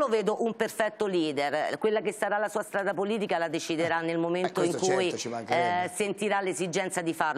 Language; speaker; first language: Italian; native; Italian